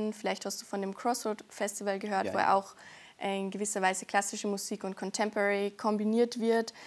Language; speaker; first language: German; native; German